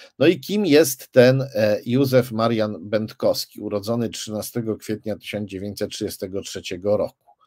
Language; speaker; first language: Polish; native; Polish